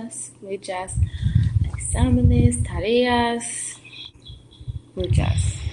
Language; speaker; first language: Spanish; non-native, learner; English